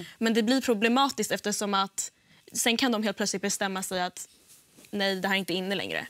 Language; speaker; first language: Swedish; native; Swedish